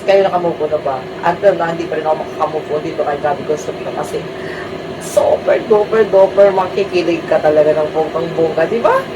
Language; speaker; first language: Filipino; native; Filipino